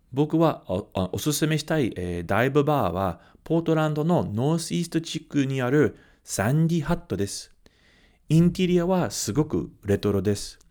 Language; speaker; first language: Japanese; early bilingual, heritage; Japanese